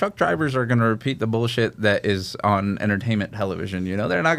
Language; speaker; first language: English; native; English